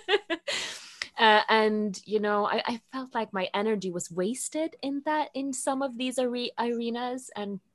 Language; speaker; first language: English; non-native, fluent; Norwegian